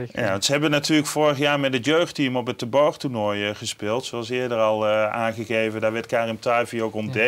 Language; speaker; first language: Dutch; native; Dutch